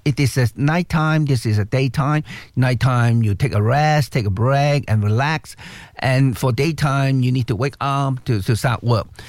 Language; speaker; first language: English; non-native, local second language; Cantonese